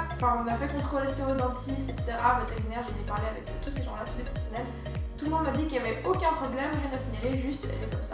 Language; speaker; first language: French; native; French